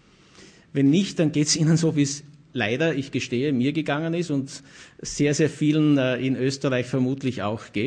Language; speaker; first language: German; native; German